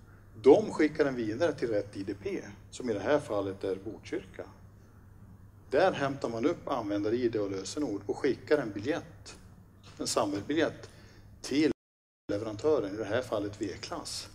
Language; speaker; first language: Swedish; native; Swedish